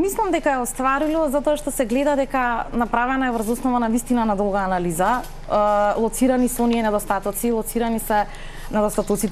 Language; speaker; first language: Macedonian; native; Macedonian